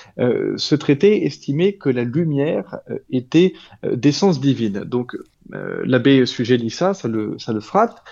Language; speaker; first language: French; native; French